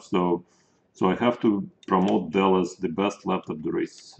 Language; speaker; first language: English; non-native, fluent; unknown